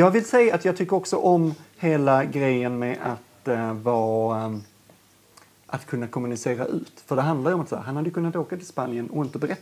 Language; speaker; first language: Swedish; native; Swedish